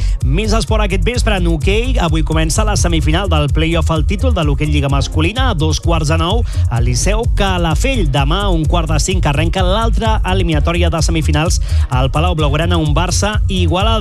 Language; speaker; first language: Catalan; native; Catalan